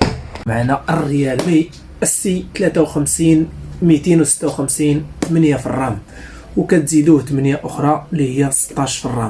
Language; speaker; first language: Arabic; native; Arabic